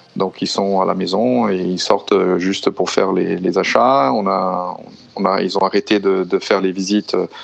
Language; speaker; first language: French; non-native, fluent; Portuguese